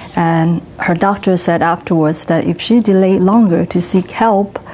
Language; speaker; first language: English; non-native, local second language; Cantonese